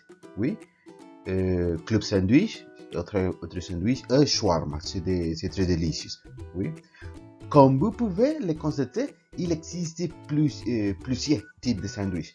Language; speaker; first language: French; non-native, learner; Spanish